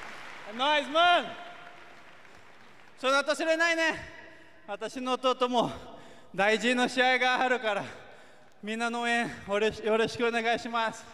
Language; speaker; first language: Japanese; non-native, learner; Portuguese